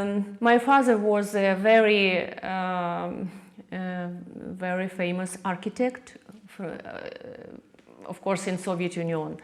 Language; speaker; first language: English; non-native, learner; Russian